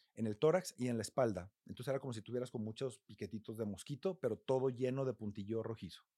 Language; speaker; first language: Spanish; native; Spanish